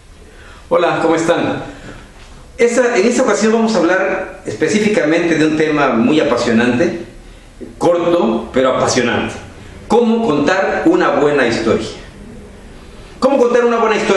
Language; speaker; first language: Spanish; native; Spanish